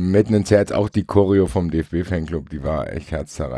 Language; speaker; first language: German; native; German